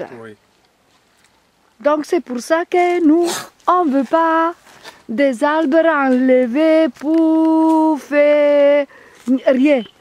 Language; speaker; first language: French; non-native, learner; Italian